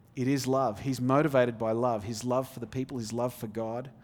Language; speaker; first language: English; native; English